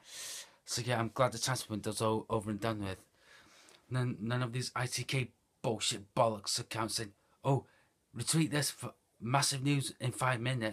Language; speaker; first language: English; native; English